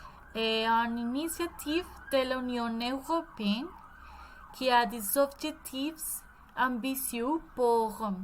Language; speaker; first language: French; non-native, learner; Spanish